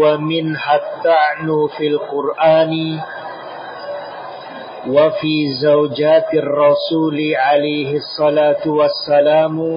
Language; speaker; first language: Arabic; non-native, fluent; Indonesian